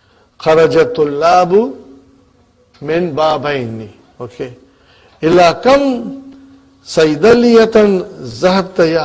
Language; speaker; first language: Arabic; non-native, fluent; English